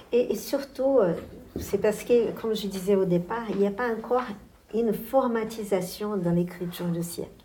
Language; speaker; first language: French; non-native, fluent; Portuguese